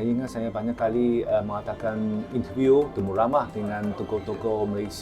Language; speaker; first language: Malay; non-native, fluent; Chinese